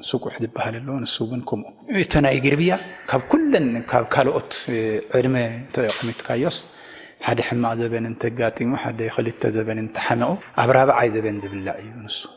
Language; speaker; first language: Tigrinya; non-native, local second language; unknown